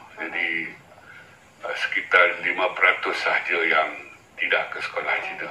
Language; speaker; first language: Malay; native; Malay